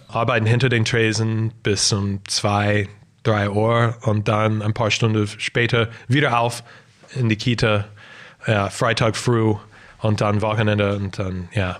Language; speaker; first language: German; non-native, fluent; English